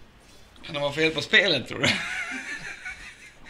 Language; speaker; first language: Swedish; native; Swedish